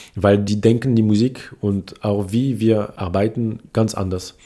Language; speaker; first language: German; non-native, fluent; French